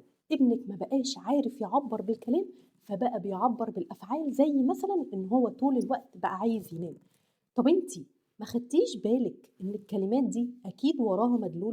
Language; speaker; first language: Arabic; native; Arabic